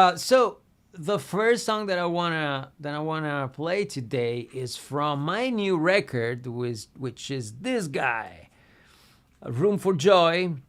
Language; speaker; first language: English; non-native, fluent; Italian